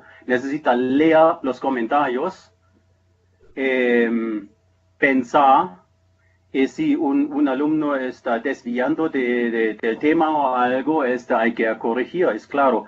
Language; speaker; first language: Spanish; non-native, fluent; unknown